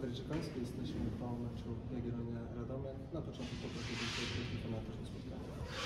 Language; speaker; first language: Polish; native; Polish